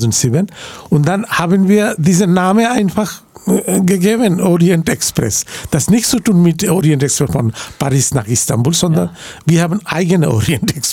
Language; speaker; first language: German; non-native, fluent; Bangla